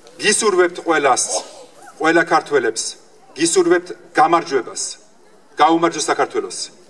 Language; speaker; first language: Georgian; early bilingual, heritage; Georgian